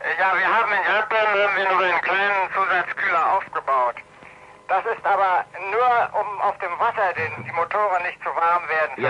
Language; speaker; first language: German; native; German